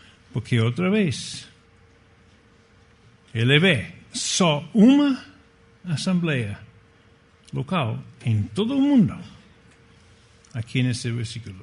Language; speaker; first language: Portuguese; non-native, fluent; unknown